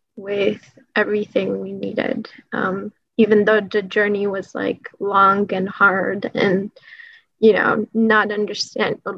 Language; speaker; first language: English; early bilingual, other home language; Persian